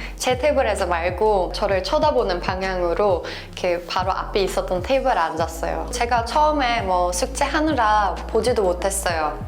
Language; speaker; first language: Korean; non-native, fluent; Norwegian